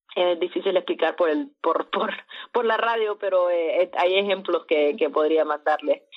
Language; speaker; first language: Spanish; native; Spanish